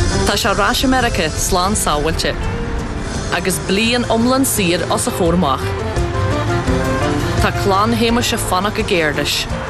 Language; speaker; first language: Irish; native; Irish